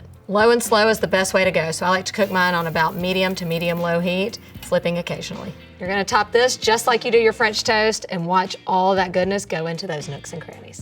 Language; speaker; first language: English; native; English